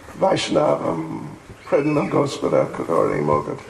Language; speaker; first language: Russian; non-native, learner; English